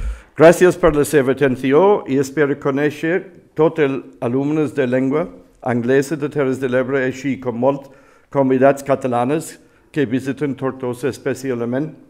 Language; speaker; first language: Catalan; non-native, learner; English